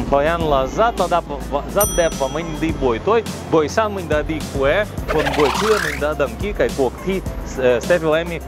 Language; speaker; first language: Vietnamese; non-native, learner; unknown